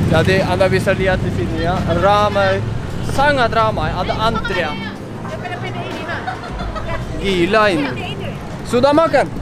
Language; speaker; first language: Indonesian; non-native, fluent; Norwegian